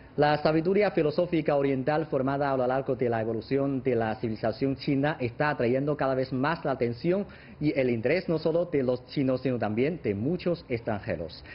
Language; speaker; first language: Spanish; non-native, fluent; Chinese